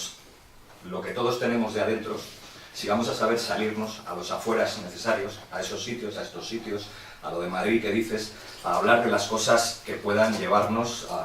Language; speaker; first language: Spanish; native; Spanish